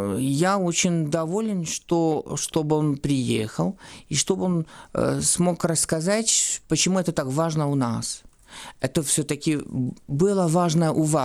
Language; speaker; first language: Russian; non-native, fluent; French